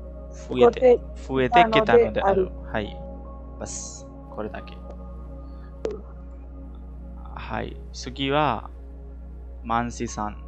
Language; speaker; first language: Japanese; non-native, fluent; Hindi